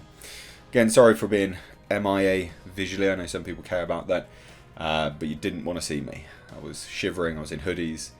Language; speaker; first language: English; native; English